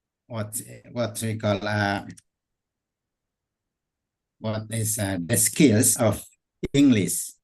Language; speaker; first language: English; non-native, fluent; Indonesian